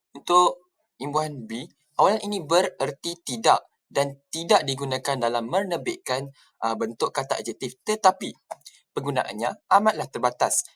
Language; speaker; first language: Malay; native; Malay